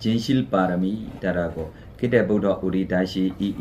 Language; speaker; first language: Korean; non-native, fluent; Burmese